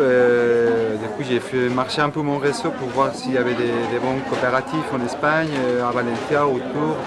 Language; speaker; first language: French; non-native, fluent; Spanish